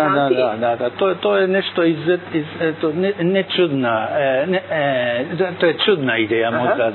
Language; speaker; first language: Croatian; non-native, learner; Japanese